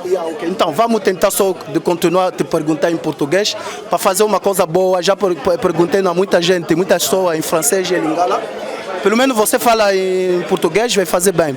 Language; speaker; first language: Portuguese; non-native, fluent; Lingala